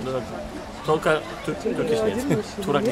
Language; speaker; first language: Russian; non-native, learner; Turkish